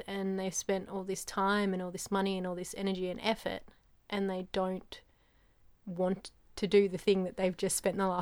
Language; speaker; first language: English; native; English